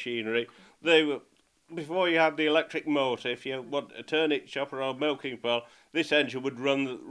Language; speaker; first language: English; native; English